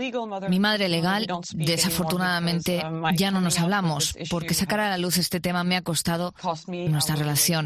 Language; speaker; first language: Spanish; non-native, fluent; French